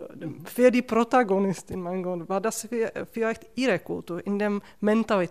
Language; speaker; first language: German; non-native, fluent; Czech